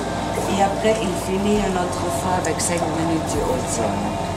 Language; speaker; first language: French; non-native, learner; Italian